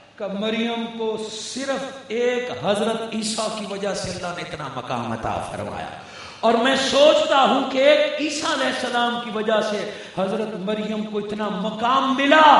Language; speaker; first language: Urdu; non-native, local second language; Punjabi